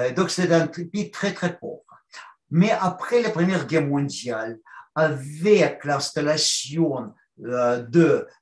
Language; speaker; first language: French; non-native, fluent; Russian